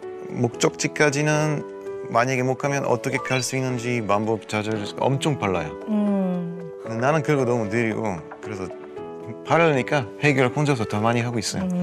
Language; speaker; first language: Korean; non-native, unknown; Bulgarian